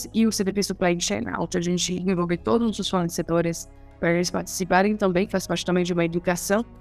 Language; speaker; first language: Portuguese; non-native, fluent; French